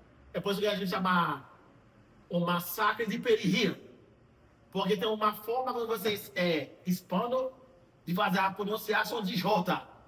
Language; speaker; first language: Portuguese; non-native, fluent; Haitian Creole